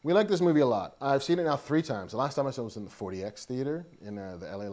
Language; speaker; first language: English; native; English